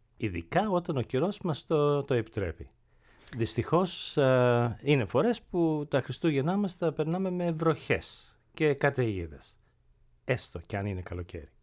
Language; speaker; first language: Greek; native; Greek